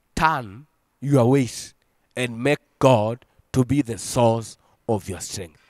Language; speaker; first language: English; non-native, local second language; Swahili